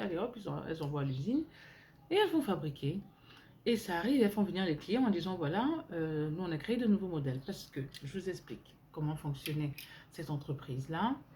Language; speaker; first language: French; native; French